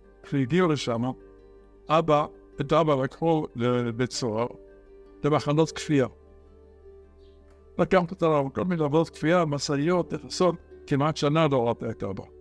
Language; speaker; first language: Hebrew; early bilingual, other home language; Arabic